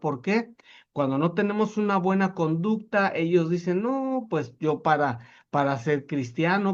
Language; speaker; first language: Spanish; native; Spanish